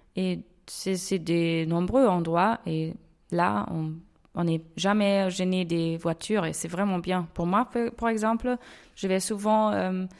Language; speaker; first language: French; non-native, fluent; German